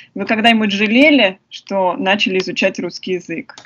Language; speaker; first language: Russian; native; Russian